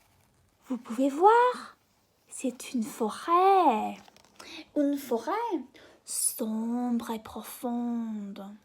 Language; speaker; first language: French; non-native, fluent; English